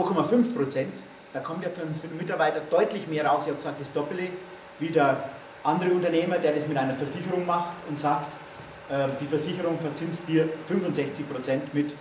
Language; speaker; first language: German; native; German